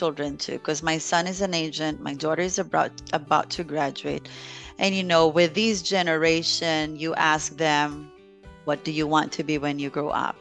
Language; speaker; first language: English; non-native, local second language; Filipino